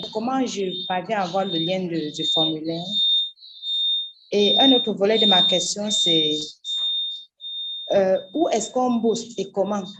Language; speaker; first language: French; non-native, local second language; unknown